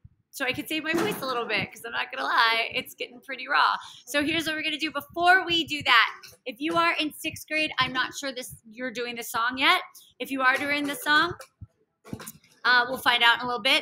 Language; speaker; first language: English; native; English